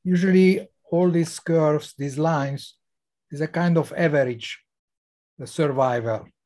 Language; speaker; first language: English; non-native, fluent; Hungarian